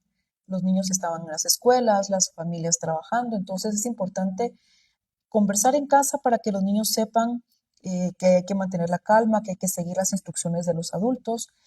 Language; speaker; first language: Spanish; native; Spanish